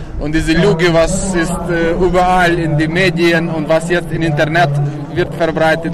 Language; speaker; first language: German; non-native, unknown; Russian